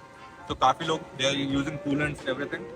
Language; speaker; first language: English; non-native, local second language; Hindi